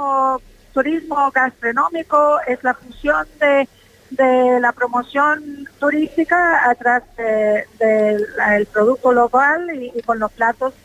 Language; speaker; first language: Spanish; non-native, fluent; English